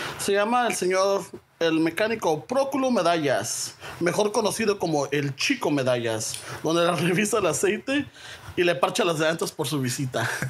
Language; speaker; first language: Spanish; early bilingual, heritage; Spanish